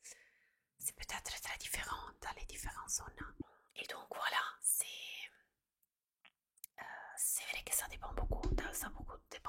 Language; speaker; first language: French; non-native, fluent; Italian